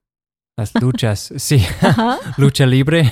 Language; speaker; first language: Spanish; non-native, fluent; English